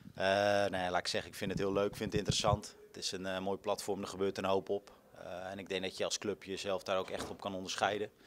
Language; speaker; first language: Dutch; native; Dutch